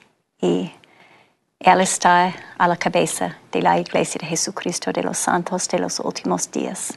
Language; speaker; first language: Spanish; non-native, fluent; English